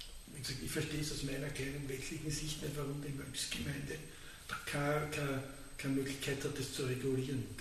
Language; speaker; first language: German; native; German